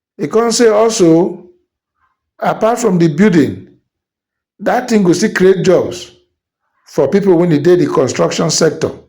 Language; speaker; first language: Nigerian Pidgin; native; Nigerian Pidgin